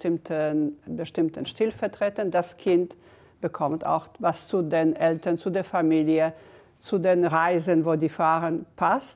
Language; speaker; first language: German; non-native, fluent; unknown